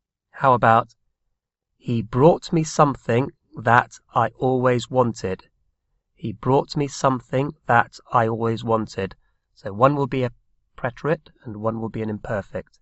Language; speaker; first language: English; native; English